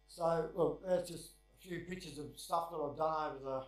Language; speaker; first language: English; native; English